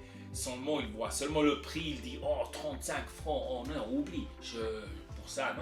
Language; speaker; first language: French; non-native, local second language; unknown